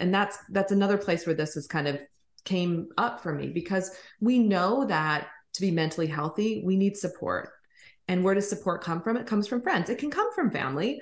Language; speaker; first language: English; native; English